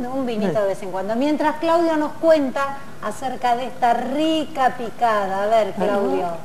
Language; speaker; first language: Spanish; native; Spanish